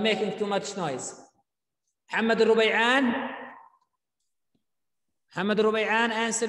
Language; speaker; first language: English; non-native, fluent; Arabic